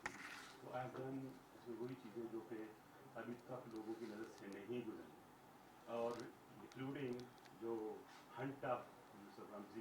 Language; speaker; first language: Urdu; native; Urdu